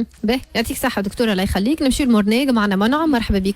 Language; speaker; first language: Arabic; native; Arabic